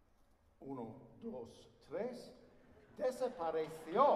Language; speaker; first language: Spanish; non-native, learner; English